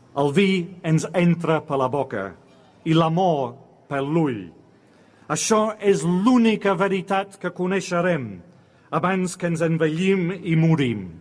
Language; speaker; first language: Catalan; non-native, fluent; English